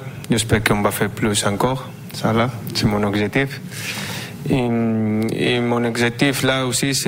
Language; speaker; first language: French; non-native, fluent; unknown